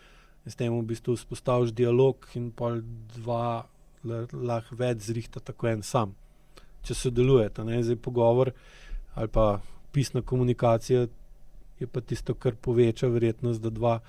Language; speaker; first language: Slovenian; native; Slovenian